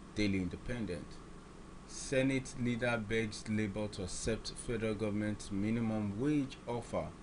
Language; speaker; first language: English; non-native, local second language; Yoruba